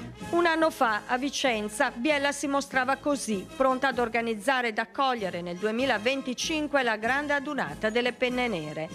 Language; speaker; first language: Italian; native; Italian